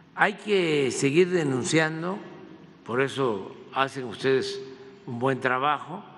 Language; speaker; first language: Spanish; native; Spanish